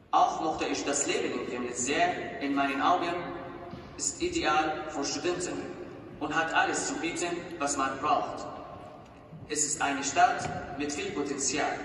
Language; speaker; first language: German; non-native, fluent; Arabic